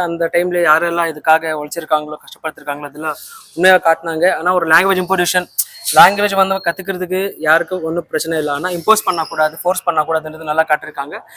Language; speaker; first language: Tamil; non-native, local second language; Telugu